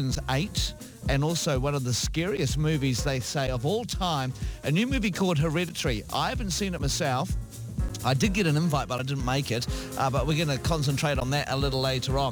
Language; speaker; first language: English; native; English